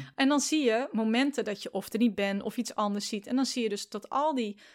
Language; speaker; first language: Dutch; native; Dutch